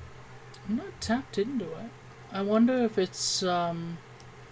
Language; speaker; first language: English; native; English